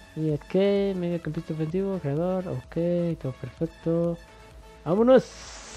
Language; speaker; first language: Spanish; native; Spanish